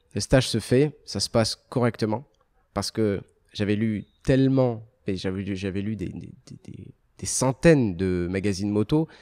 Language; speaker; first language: French; early bilingual, other home language; Arabic